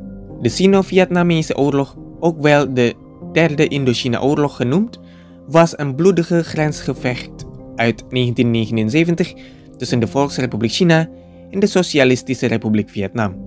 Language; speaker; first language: Dutch; non-native, fluent; Indonesian